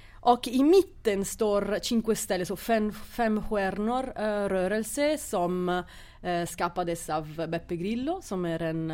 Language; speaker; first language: Swedish; non-native, fluent; Italian